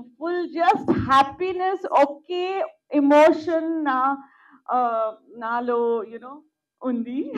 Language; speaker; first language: Telugu; non-native, local second language; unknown